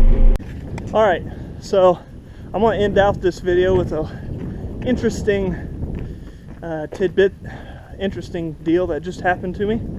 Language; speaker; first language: English; native; English